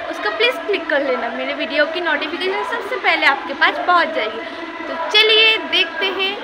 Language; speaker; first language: Hindi; non-native, local second language; Bangla